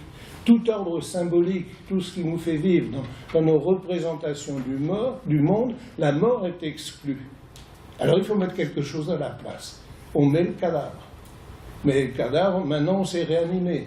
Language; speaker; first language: French; native; French